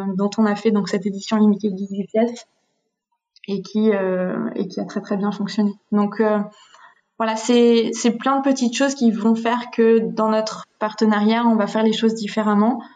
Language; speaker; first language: French; native; French